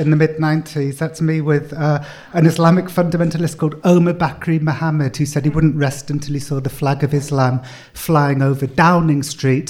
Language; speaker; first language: English; native; English